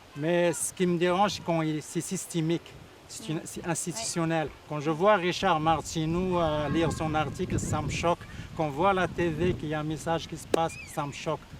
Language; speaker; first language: French; non-native, local second language; Arabic